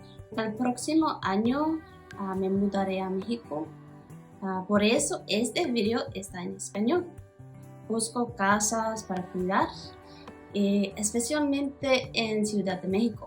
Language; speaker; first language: Spanish; non-native, learner; Māori